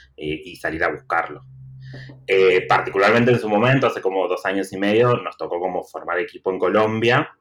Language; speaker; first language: Spanish; native; Spanish